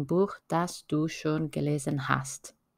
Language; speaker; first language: German; non-native, learner; French